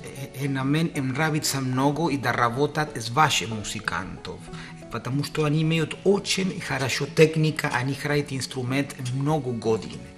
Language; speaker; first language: Russian; non-native, learner; Spanish